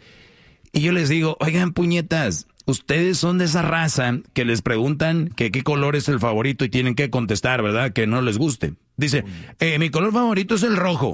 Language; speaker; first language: Spanish; native; Spanish